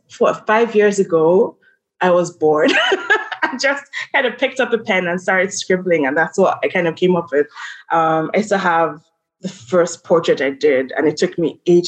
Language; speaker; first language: English; non-native, local second language; Yoruba